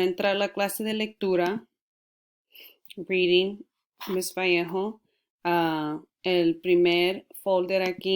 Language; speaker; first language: Spanish; early bilingual, heritage; Spanish